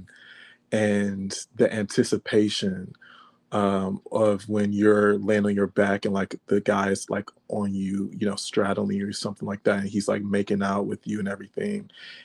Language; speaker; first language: English; native; English